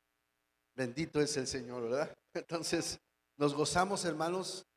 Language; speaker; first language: Spanish; native; Spanish